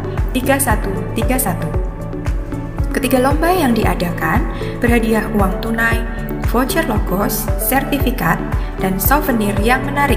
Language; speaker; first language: Indonesian; native; Indonesian